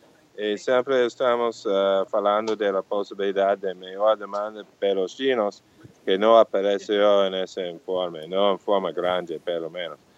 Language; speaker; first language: Portuguese; non-native, fluent; English